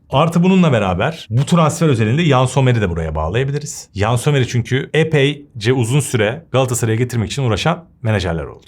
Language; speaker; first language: Turkish; native; Turkish